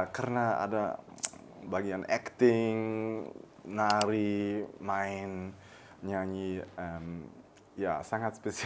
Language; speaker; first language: Indonesian; early bilingual, heritage; German